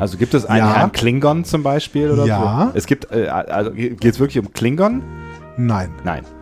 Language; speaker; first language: German; native; German